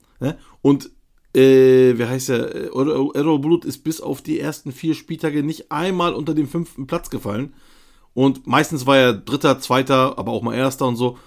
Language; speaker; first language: German; early bilingual, other home language; Turkish